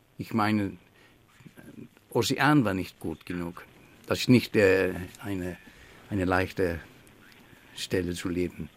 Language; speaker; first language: German; non-native, learner; Faroese